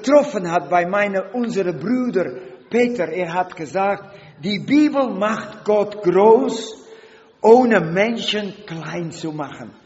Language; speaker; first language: German; non-native, learner; Dutch